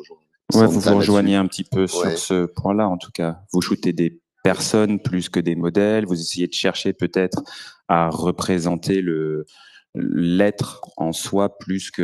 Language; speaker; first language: French; native; French